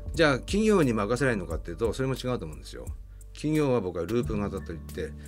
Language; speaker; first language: Japanese; native; Japanese